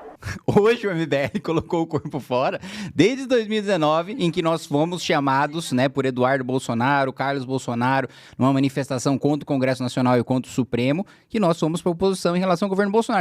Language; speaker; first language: Portuguese; native; Portuguese